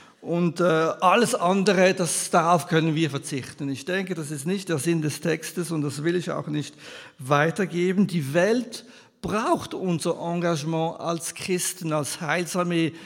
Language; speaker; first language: German; non-native, local second language; French